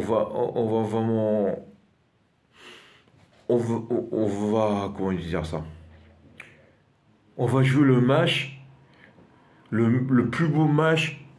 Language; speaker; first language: French; non-native, fluent; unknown